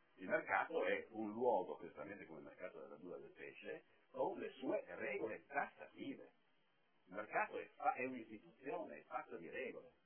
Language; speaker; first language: Italian; native; Italian